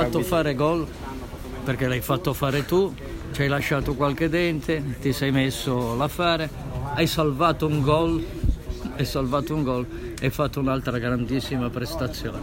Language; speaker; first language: Italian; native; Italian